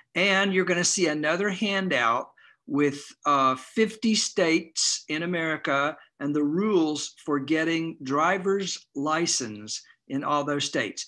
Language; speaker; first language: English; native; English